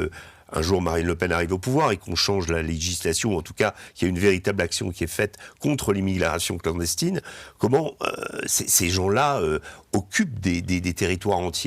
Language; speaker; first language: French; native; French